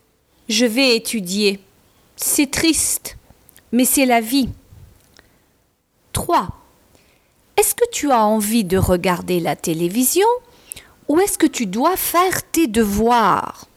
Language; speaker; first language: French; non-native, fluent; English